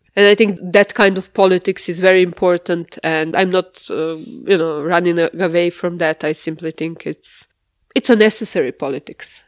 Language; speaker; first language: English; non-native, fluent; Serbian